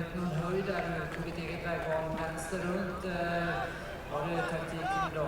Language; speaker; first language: Swedish; native; Swedish